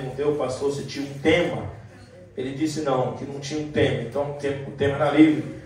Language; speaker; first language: Portuguese; native; Portuguese